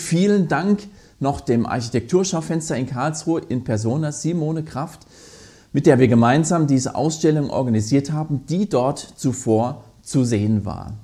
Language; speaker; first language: German; native; German